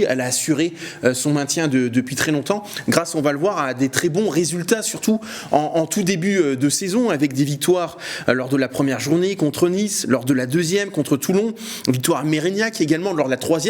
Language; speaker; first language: French; native; French